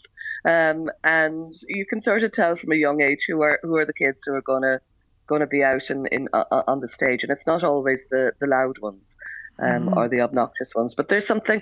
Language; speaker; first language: English; native; English